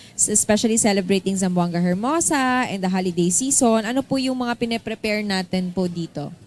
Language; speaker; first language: Filipino; non-native, local second language; Chavacano